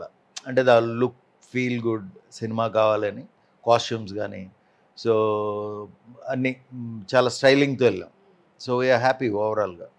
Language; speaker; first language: Telugu; native; Telugu